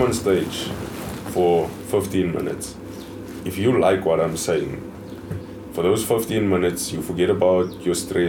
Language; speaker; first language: English; native; English